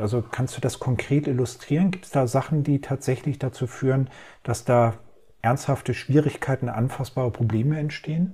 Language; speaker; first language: German; native; German